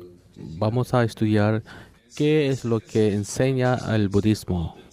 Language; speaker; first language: Spanish; non-native, learner; Korean